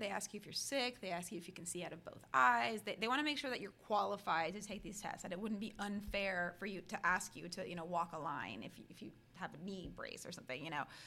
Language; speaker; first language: English; early bilingual, other home language; Spanish